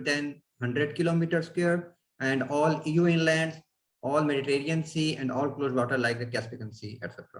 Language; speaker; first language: English; non-native, fluent; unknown